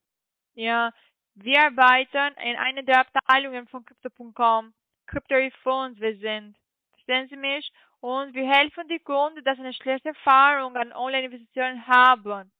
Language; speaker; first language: German; non-native, learner; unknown